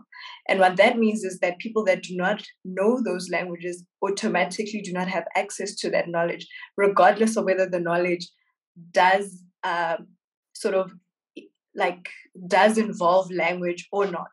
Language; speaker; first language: English; non-native, local second language; Southern Sotho